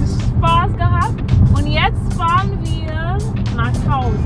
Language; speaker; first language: German; non-native, learner; English